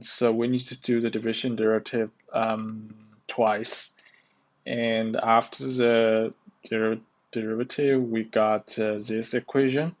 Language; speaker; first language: English; non-native, learner; Chinese